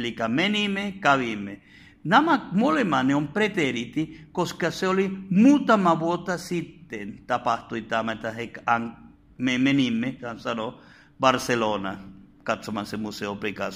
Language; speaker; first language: Finnish; non-native, fluent; Spanish